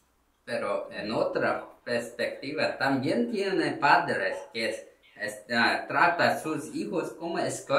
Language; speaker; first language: Spanish; non-native, learner; Korean